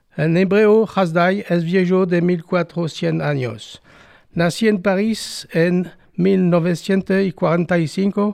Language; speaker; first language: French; native; French